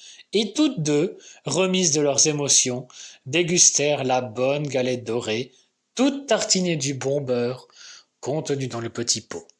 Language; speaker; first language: French; native; French